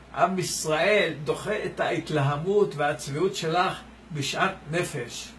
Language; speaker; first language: Hebrew; native; Hebrew